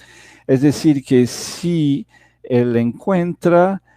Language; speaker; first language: Spanish; non-native, fluent; Portuguese